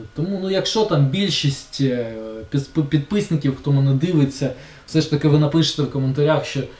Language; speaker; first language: Ukrainian; non-native, local second language; Russian